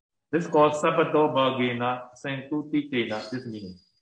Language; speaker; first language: English; non-native, learner; Burmese